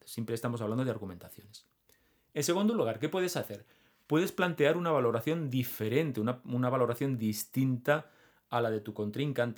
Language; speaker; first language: Spanish; native; Spanish